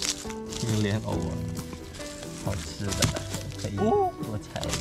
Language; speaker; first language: Chinese; non-native, learner; Khmer